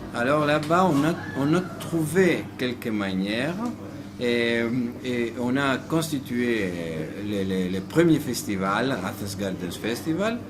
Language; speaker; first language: French; non-native, fluent; Greek